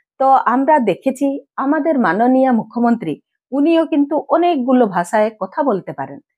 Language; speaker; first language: Bangla; non-native, local second language; Santali